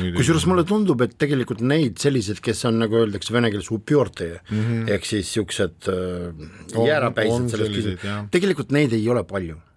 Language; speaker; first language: Estonian; non-native, local second language; Russian